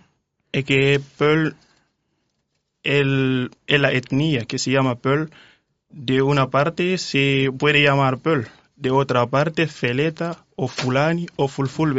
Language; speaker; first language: Spanish; non-native, fluent; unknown